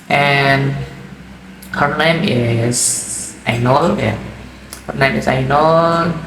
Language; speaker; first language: English; non-native, learner; Indonesian